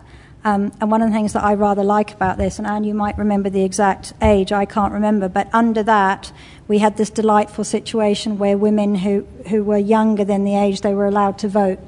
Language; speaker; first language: English; native; English